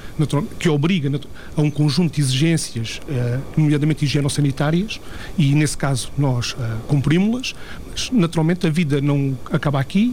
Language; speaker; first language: Portuguese; native; Portuguese